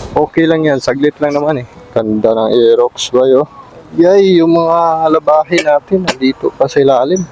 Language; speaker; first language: Filipino; non-native, local second language; Cebuano